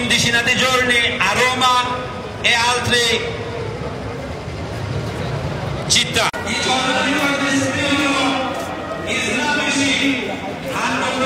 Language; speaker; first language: Italian; non-native, learner; Bangla